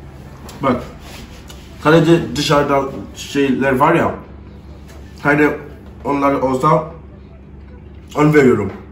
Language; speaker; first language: Turkish; non-native, learner; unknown